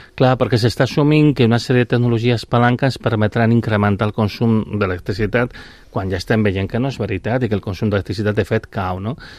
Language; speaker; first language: Catalan; non-native, local second language; Spanish